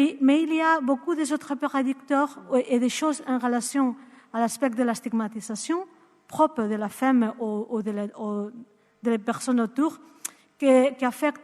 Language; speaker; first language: French; non-native, learner; Spanish